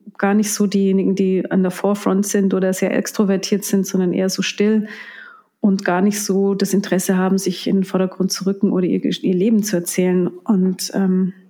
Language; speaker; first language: German; native; German